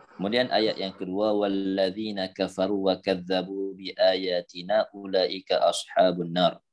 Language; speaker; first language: Malay; native; Malay